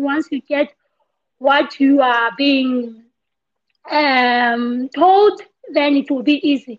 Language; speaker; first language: English; non-native, local second language; Southern Sotho